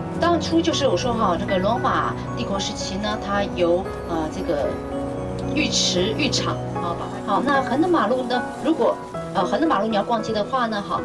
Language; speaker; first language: Chinese; native; Chinese